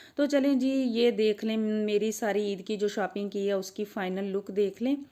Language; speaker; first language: Urdu; non-native, local second language; Punjabi